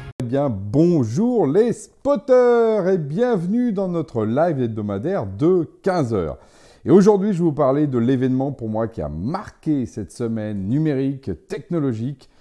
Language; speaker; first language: French; native; French